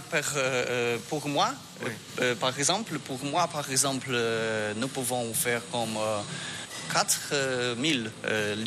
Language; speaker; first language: French; non-native, learner; Polish